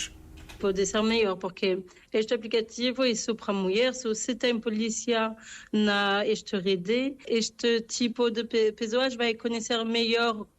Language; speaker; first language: Portuguese; non-native, fluent; French